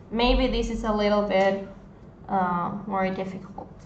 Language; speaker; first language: English; non-native, fluent; Spanish